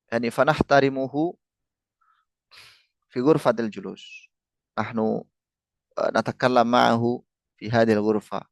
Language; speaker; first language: Arabic; non-native, fluent; Indonesian